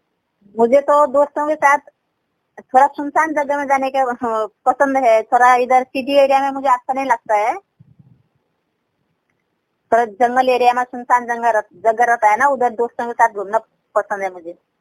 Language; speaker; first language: Hindi; non-native, local second language; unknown